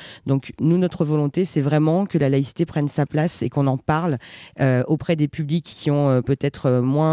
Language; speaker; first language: French; native; French